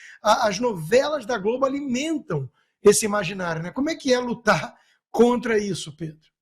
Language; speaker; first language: Portuguese; native; Portuguese